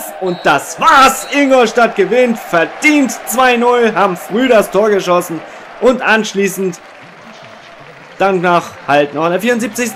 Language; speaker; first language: German; native; German